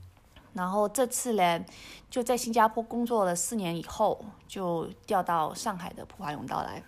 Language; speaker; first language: Chinese; early bilingual, heritage; Chinese